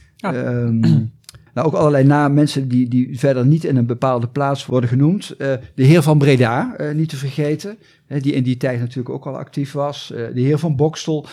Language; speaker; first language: Dutch; native; Dutch